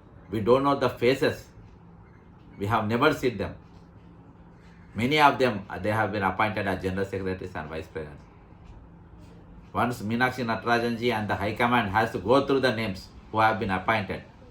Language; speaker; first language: English; non-native, local second language; Telugu